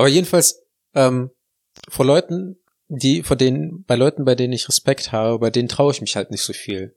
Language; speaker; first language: German; native; German